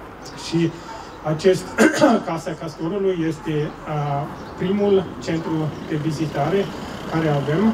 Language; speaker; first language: Romanian; non-native, fluent; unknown